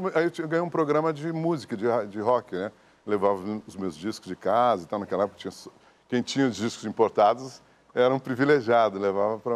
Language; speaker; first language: Portuguese; native; Portuguese